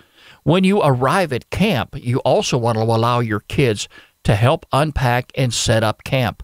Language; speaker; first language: English; native; English